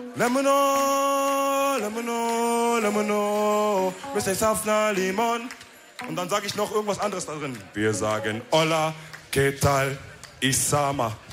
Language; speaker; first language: German; early bilingual, other home language; Wolof